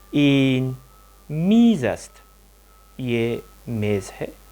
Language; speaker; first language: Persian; non-native, fluent; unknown